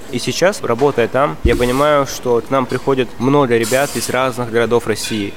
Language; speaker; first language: Russian; early bilingual, other home language; Uzbek